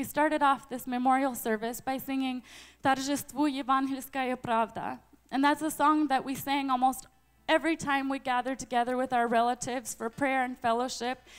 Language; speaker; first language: English; early bilingual, other home language; Ukrainian